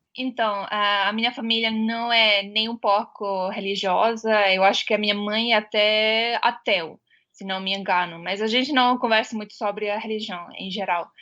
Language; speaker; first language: Portuguese; non-native, fluent; Estonian